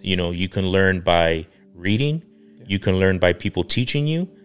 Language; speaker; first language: English; early bilingual, other home language; Spanish